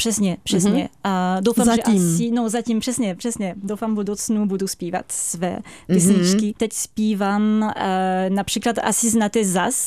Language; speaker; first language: Czech; non-native, fluent; French